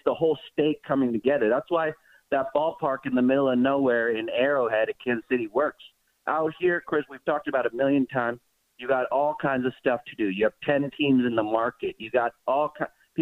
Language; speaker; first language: English; native; English